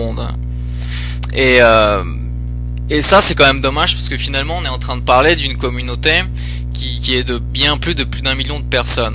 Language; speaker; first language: French; early bilingual, other home language; Portuguese